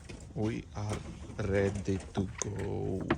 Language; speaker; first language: English; non-native, learner; Greek